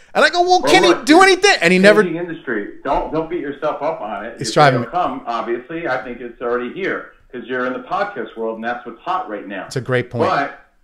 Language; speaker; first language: English; native; English